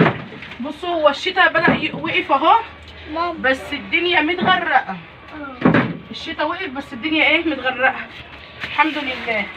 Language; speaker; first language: Arabic; native; Arabic